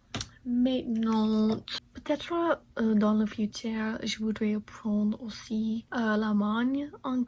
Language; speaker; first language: French; non-native, learner; English